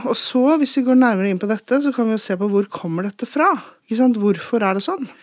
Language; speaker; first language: Norwegian; native; Norwegian